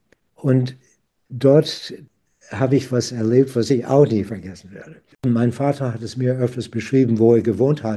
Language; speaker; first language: German; non-native, fluent; English